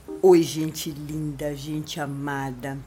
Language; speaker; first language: Portuguese; native; Portuguese